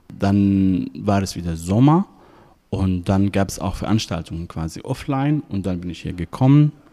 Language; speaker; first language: German; non-native, fluent; Arabic